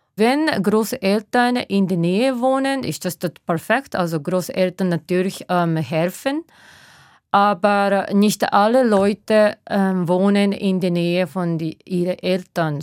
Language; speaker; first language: German; non-native, fluent; Japanese